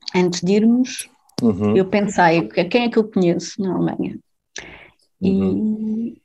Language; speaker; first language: Portuguese; native; Portuguese